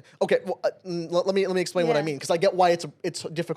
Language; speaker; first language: English; native; English